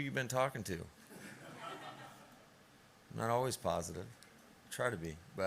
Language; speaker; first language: English; native; English